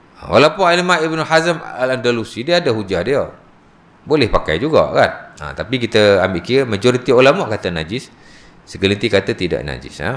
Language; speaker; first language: Malay; native; Malay